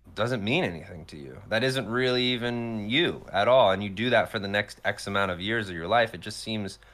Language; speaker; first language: English; native; English